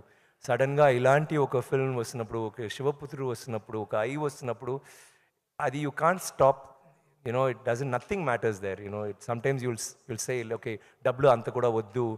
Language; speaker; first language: Telugu; non-native, learner; Tamil